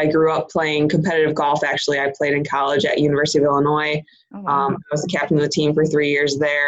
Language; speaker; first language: English; native; English